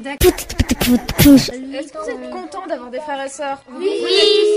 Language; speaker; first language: French; native; French